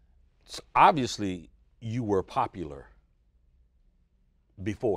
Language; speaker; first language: English; native; English